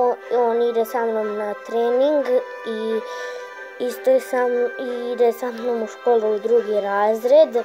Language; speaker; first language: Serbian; early bilingual, heritage; Serbian